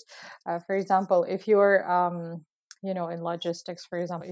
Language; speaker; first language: English; non-native, fluent; Uzbek